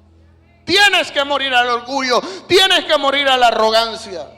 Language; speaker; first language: Spanish; native; Spanish